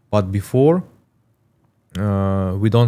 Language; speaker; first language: English; non-native, learner; Russian